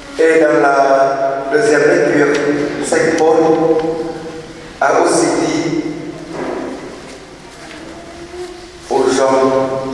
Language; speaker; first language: French; non-native, fluent; Vietnamese